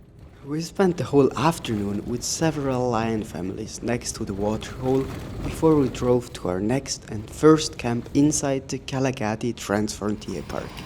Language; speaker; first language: English; non-native, fluent; German